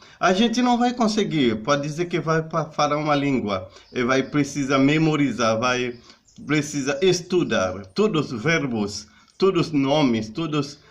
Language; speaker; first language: Portuguese; non-native, learner; Haitian Creole